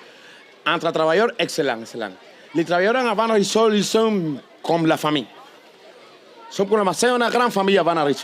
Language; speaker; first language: French; non-native, learner; Spanish